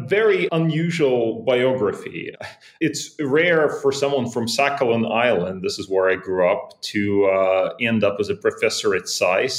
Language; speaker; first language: English; non-native, fluent; Russian